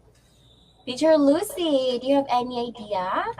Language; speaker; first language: English; non-native, fluent; Vietnamese